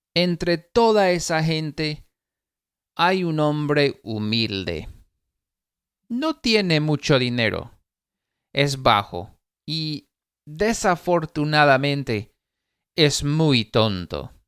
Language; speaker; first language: Spanish; non-native, fluent; English